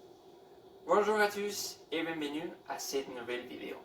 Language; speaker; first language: French; non-native, learner; Spanish